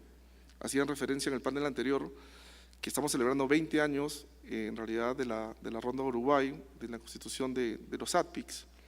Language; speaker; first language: Spanish; native; Spanish